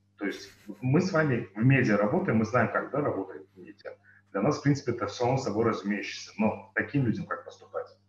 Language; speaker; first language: Russian; non-native, local second language; Tajik